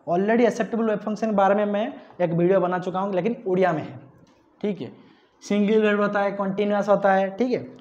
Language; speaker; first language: Hindi; non-native, local second language; Odia